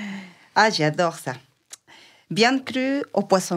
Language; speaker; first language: French; non-native, fluent; Spanish